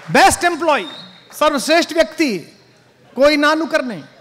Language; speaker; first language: Hindi; native; Hindi